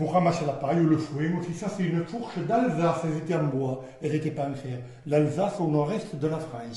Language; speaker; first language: French; native; French